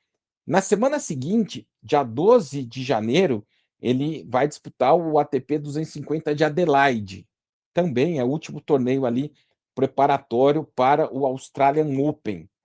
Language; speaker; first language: Portuguese; native; Portuguese